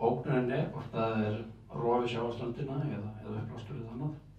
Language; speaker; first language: Icelandic; native; Icelandic